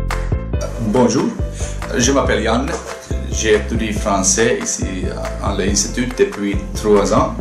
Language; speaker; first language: French; non-native, learner; Finnish